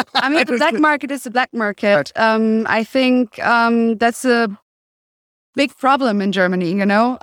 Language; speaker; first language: English; non-native, fluent; German